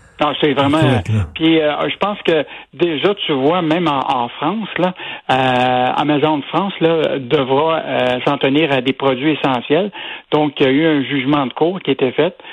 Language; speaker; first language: French; native; French